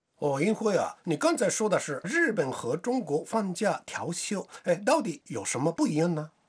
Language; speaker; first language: Chinese; non-native, fluent; Japanese